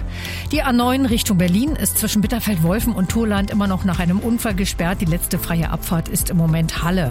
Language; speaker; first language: German; native; German